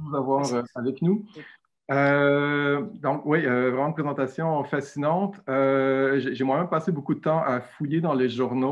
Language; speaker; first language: French; native; French